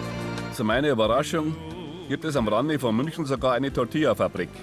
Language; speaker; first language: German; native; German